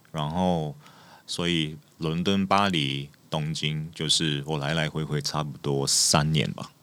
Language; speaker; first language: Chinese; non-native, fluent; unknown